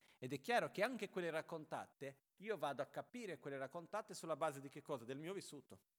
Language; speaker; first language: Italian; non-native, fluent; Portuguese